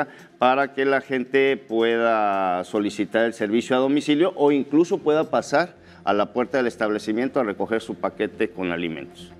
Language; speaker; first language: Spanish; native; Spanish